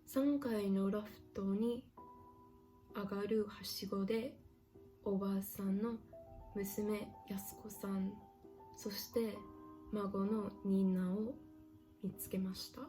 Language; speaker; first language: Japanese; non-native, learner; English